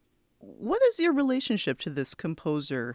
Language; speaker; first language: English; native; English